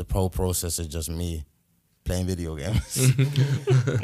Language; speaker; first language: English; native; English